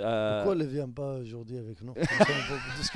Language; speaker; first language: French; non-native, learner; Arabic